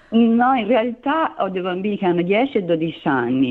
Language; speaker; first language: Italian; native; Italian